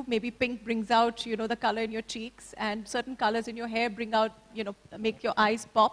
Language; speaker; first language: English; non-native, local second language; Hindi